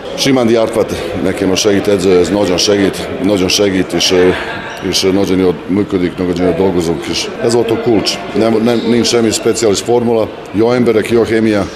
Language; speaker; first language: Hungarian; non-native, local second language; Serbian